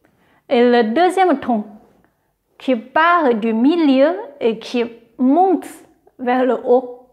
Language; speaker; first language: French; non-native, fluent; Chinese